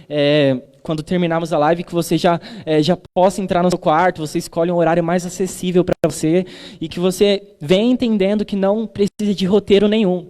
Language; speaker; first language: Portuguese; native; Portuguese